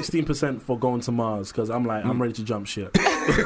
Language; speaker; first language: English; native; English